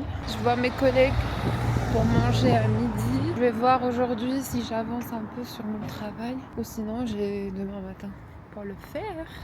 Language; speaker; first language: French; non-native, fluent; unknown